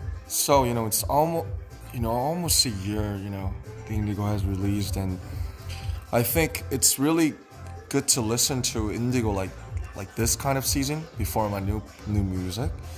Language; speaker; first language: English; non-native, fluent; Korean